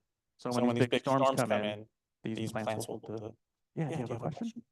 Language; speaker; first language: English; native; English